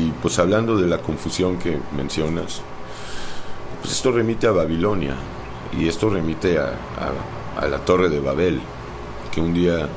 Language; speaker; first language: Spanish; native; Spanish